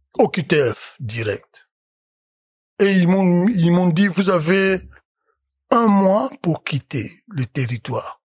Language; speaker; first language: French; non-native, local second language; Lingala